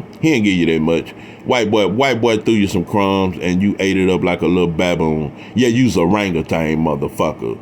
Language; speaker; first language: English; native; English